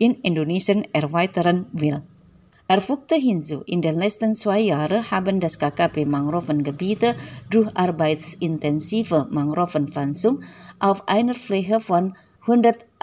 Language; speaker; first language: German; non-native, fluent; Indonesian